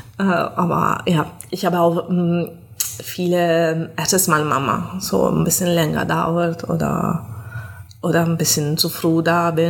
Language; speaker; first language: German; non-native, fluent; Italian